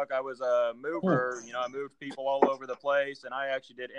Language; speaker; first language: English; native; English